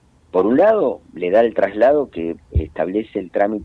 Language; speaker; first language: Spanish; native; Spanish